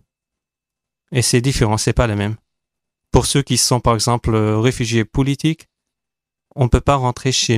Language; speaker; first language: French; non-native, fluent; Arabic